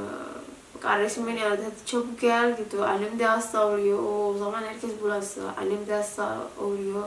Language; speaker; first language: Turkish; non-native, learner; Indonesian